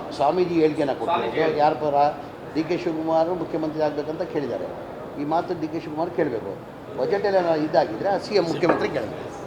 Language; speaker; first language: Kannada; non-native, local second language; Urdu